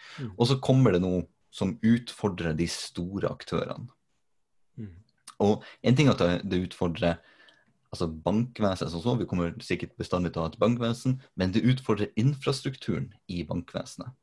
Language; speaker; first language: Norwegian; native; Norwegian